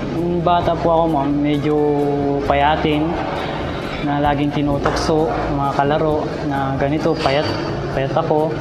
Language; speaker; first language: Filipino; non-native, local second language; Iloko